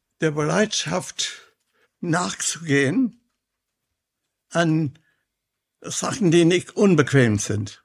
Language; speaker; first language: German; non-native, fluent; English